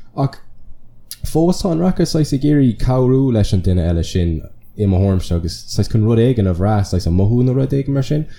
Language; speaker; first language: Irish; non-native, local second language; English